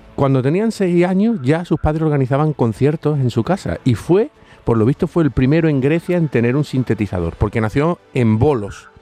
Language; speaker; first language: Spanish; native; Spanish